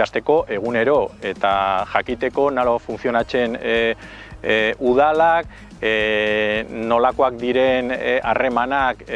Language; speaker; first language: Basque; non-native, local second language; Spanish